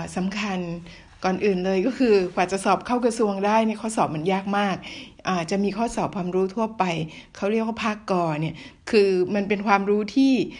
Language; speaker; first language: Thai; native; Thai